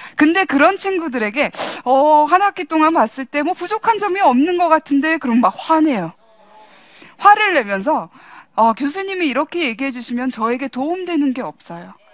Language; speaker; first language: Korean; early bilingual, heritage; English